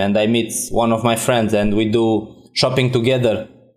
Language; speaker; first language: English; non-native, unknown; Romanian